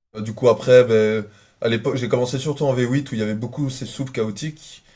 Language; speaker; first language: French; native; French